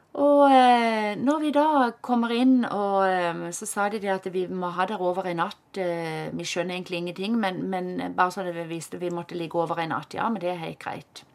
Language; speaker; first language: Norwegian; native; Norwegian